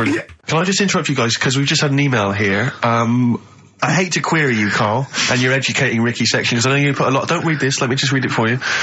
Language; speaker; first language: English; native; English